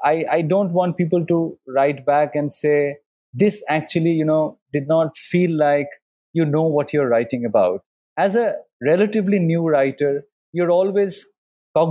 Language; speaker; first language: English; non-native, local second language; Bangla